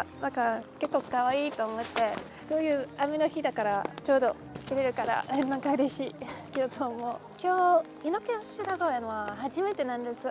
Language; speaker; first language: Japanese; non-native, fluent; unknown